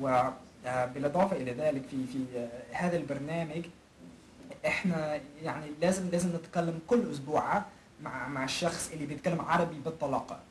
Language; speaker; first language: Arabic; non-native, fluent; English